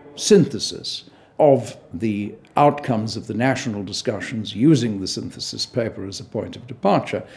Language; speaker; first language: English; native; English